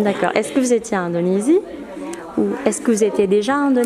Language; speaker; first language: French; non-native, fluent; Indonesian